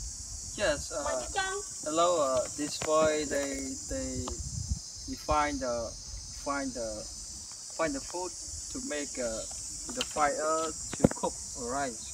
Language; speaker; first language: English; non-native, learner; Khmer